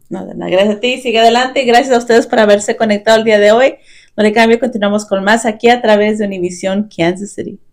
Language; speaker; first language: Spanish; early bilingual, heritage; Spanish